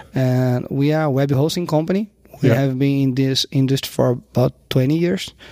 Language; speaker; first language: English; non-native, learner; Portuguese